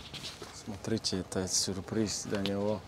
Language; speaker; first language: Russian; non-native, local second language; Tajik